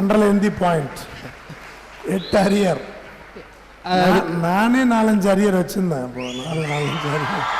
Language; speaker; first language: Tamil; native; Tamil